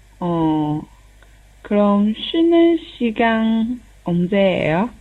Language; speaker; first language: Korean; non-native, learner; Chinese